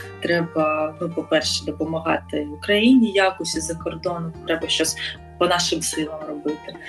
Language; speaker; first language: Ukrainian; native; Ukrainian